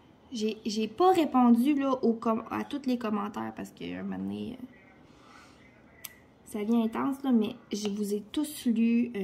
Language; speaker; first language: French; native; French